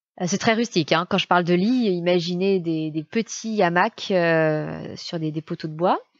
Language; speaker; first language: French; native; French